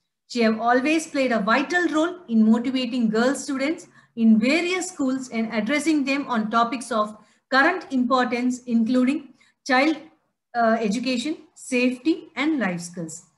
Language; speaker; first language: English; non-native, local second language; Tamil